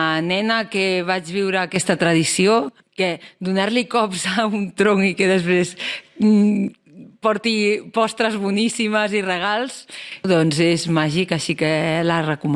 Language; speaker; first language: Catalan; native; Catalan